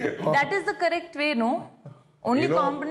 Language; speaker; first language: Telugu; non-native, fluent; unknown